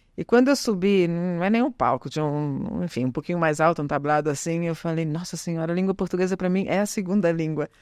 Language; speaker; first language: Portuguese; early bilingual, other home language; Italian